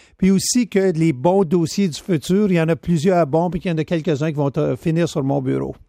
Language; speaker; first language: French; native; French